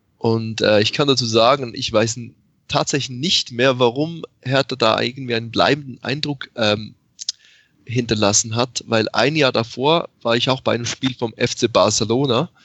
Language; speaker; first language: German; native; German